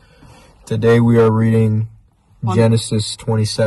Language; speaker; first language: English; native; English